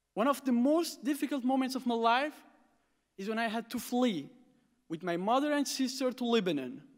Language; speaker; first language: English; non-native, fluent; Arabic